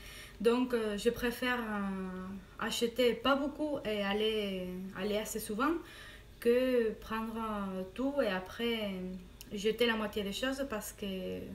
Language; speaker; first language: French; non-native, fluent; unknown